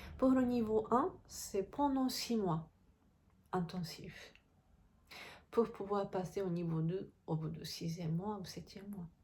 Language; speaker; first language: French; non-native, fluent; Japanese